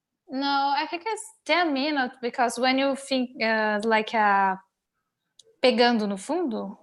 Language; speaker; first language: English; non-native, learner; Portuguese